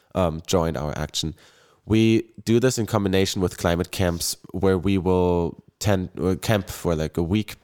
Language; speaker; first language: English; non-native, fluent; German